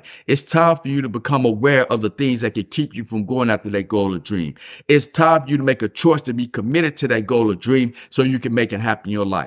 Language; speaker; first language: English; native; English